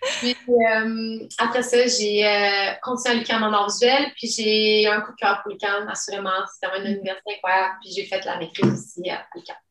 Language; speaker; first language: French; early bilingual, other home language; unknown